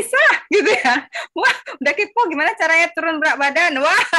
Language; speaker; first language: Indonesian; native; Indonesian